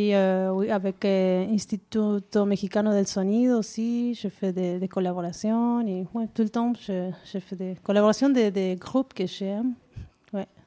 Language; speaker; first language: French; non-native, learner; Spanish